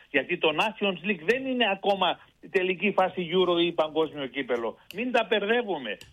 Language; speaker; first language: Greek; early bilingual, heritage; Greek